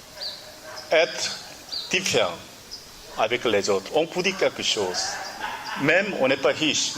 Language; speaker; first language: French; non-native, learner; Korean